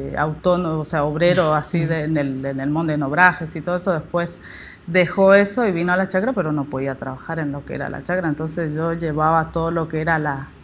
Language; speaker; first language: Spanish; native; Spanish